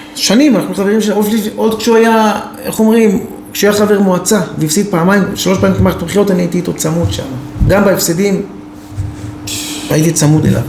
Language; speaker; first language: Hebrew; native; Hebrew